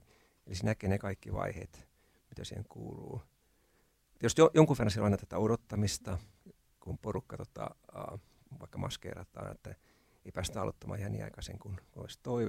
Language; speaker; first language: Finnish; native; Finnish